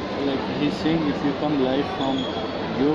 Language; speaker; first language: English; non-native, fluent; Pashto